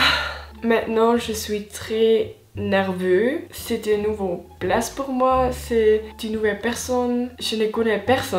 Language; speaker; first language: French; non-native, local second language; German